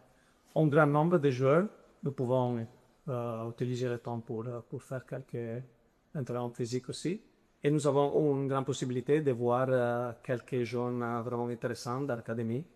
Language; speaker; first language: French; non-native, fluent; Italian